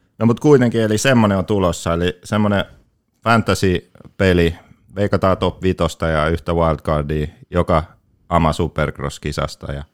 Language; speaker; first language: Finnish; early bilingual, other home language; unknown